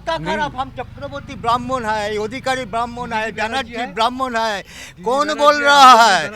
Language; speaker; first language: Hindi; non-native, local second language; Bangla